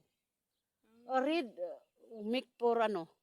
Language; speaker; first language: English; non-native, learner; Filipino